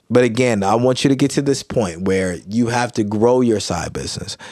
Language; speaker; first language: English; native; English